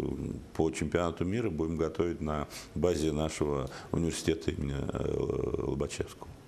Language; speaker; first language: Russian; native; Russian